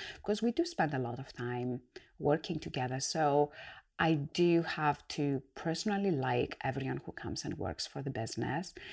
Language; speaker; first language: English; non-native, fluent; Greek